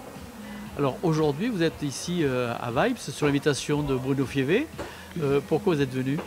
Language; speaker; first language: French; native; French